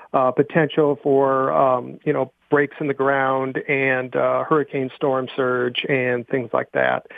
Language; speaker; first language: English; native; English